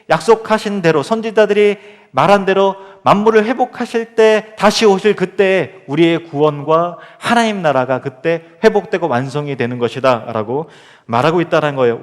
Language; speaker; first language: Korean; native; Korean